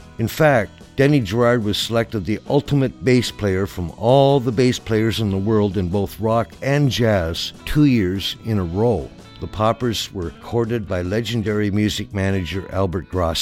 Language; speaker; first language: English; native; English